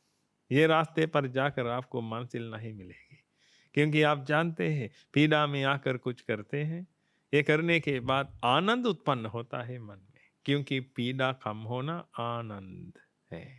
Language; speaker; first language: Hindi; non-native, fluent; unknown